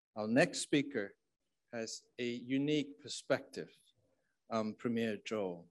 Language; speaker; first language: English; non-native, fluent; Chinese